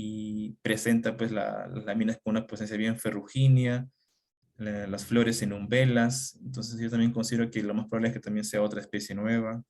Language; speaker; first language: Spanish; native; Spanish